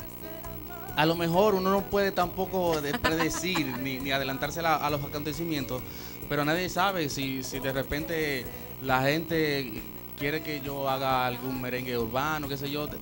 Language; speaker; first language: Spanish; native; Spanish